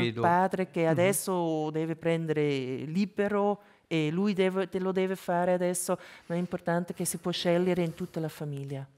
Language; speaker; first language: Italian; non-native, local second language; German